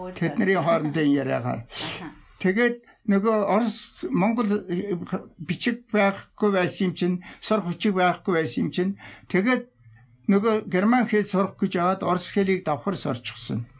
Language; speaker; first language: Mongolian; non-native, local second language; Tuvinian